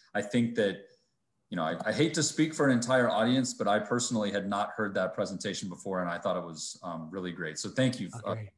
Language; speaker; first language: English; native; English